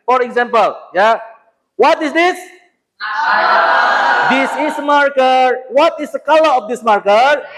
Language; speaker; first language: English; non-native, learner; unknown